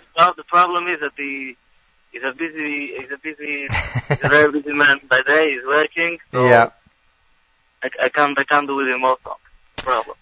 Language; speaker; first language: English; non-native, fluent; Hebrew